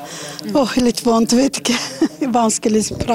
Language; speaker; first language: Norwegian; non-native, learner; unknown